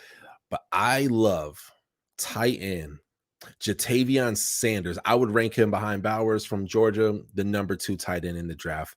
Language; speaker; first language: English; native; English